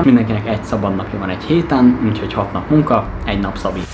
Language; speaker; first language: Hungarian; native; Hungarian